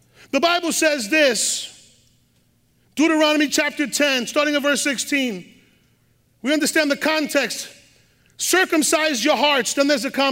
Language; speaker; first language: English; early bilingual, other home language; Spanish